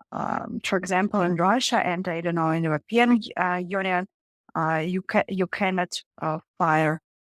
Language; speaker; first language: English; non-native, learner; Russian